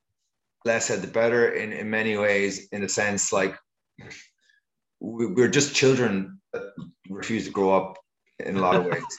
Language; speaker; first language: English; native; English